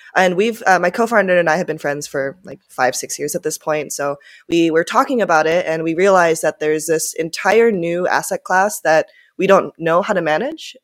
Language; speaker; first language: English; early bilingual, other home language; Japanese